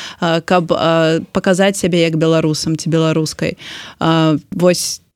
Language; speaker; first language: Belarusian; non-native, local second language; Russian